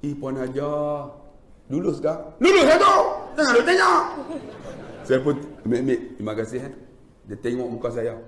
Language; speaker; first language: Malay; native; Malay